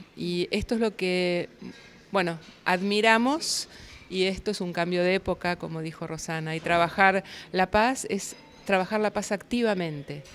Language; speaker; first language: Spanish; native; Spanish